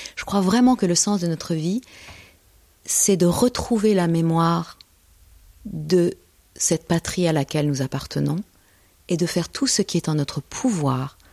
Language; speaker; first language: French; early bilingual, other home language; Persian